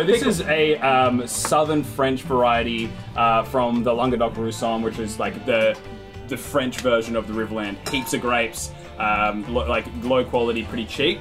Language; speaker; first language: English; native; English